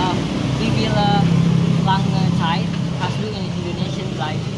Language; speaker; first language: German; non-native, learner; Indonesian